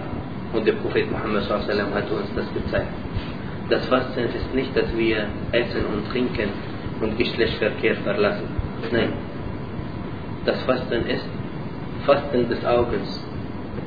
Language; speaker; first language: German; non-native, learner; Arabic